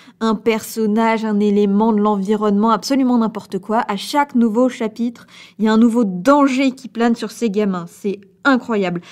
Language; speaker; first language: French; native; French